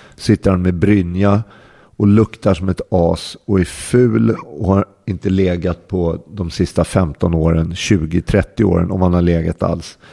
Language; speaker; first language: Swedish; native; Swedish